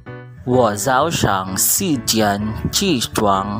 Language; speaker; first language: Chinese; non-native, learner; Filipino